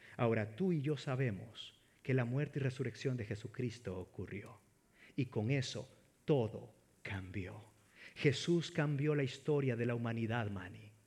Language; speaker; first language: Spanish; native; Spanish